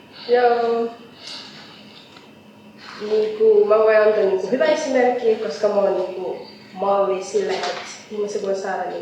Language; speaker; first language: Finnish; non-native, fluent; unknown